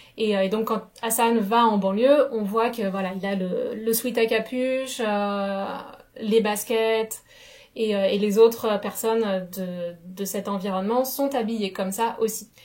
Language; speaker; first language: French; native; French